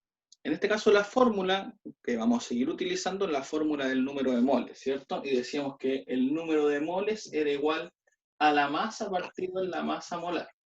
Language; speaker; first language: Spanish; native; Spanish